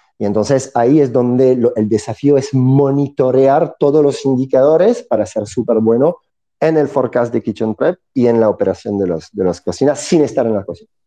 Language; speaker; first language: Spanish; non-native, fluent; French